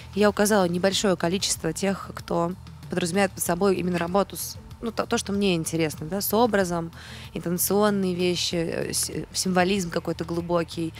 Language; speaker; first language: Russian; native; Russian